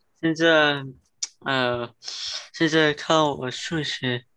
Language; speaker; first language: Chinese; early bilingual, heritage; Chinese